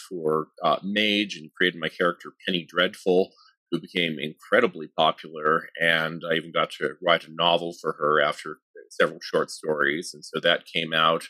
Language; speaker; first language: English; native; English